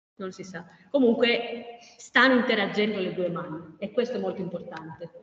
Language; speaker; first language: Italian; non-native, fluent; Greek